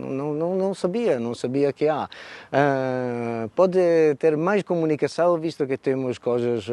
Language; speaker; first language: Portuguese; non-native, fluent; Italian